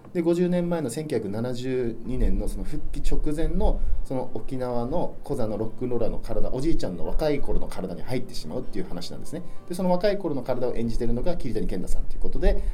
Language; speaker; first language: Japanese; native; Japanese